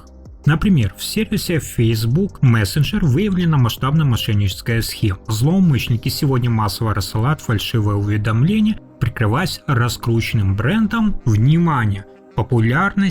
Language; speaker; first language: Russian; native; Russian